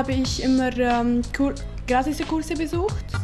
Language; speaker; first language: German; non-native, learner; Arabic